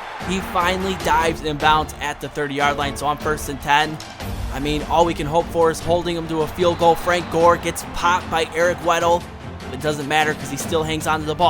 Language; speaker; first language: English; native; English